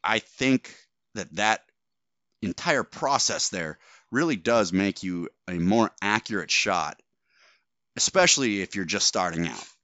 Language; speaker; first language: English; native; English